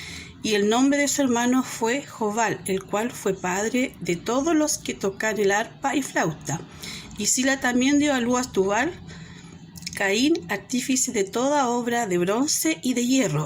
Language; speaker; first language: Spanish; native; Spanish